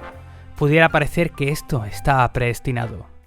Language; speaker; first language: Spanish; native; Spanish